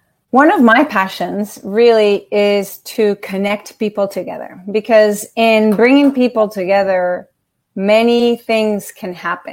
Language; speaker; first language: English; non-native, fluent; Spanish